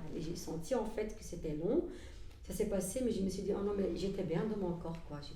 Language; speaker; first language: French; early bilingual, other home language; Arabic